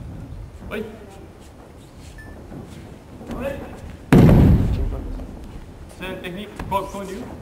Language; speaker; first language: French; non-native, learner; Romanian